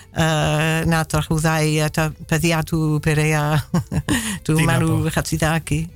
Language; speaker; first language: Greek; non-native, fluent; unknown